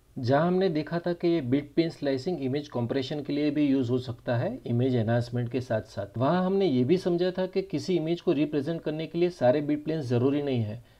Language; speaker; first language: Hindi; non-native, local second language; Gujarati